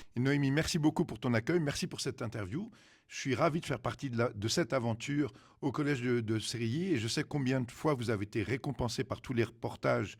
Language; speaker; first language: French; native; French